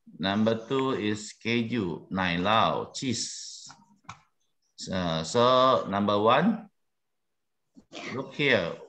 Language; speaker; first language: English; non-native, learner; Indonesian